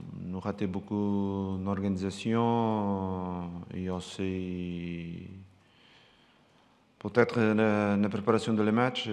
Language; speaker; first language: French; non-native, fluent; Portuguese